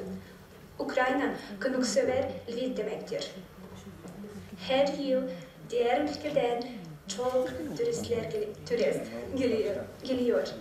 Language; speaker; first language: Turkish; non-native, learner; Ukrainian